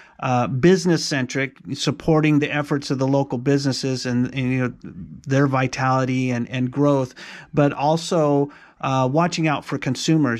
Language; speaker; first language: English; native; English